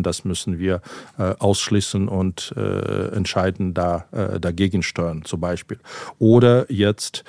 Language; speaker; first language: German; non-native, fluent; Ukrainian